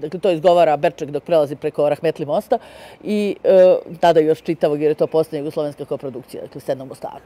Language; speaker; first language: Serbian; native; Serbian